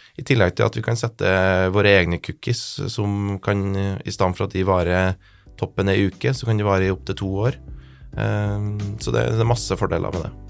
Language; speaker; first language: Norwegian; native; Norwegian